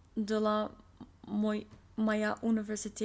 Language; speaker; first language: Russian; non-native, learner; English